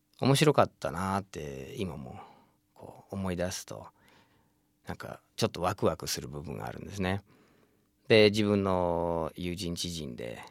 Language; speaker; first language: Japanese; non-native, fluent; English